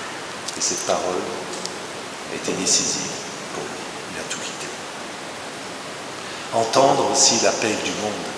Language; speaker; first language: French; native; French